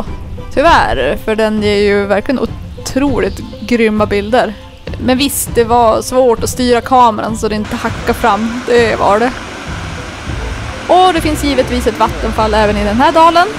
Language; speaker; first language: Swedish; native; Swedish